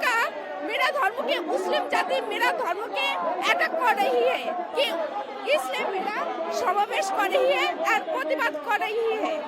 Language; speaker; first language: Hindi; non-native, learner; Bangla